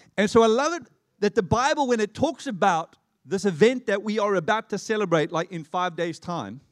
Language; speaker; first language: English; native; English